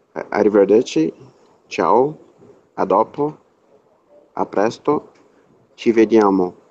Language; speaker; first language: Italian; non-native, learner; Portuguese